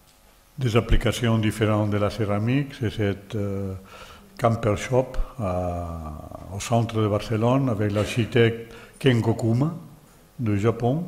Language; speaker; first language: French; non-native, learner; Catalan